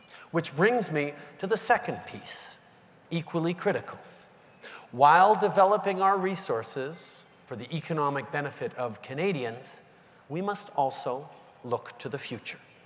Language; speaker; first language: English; native; English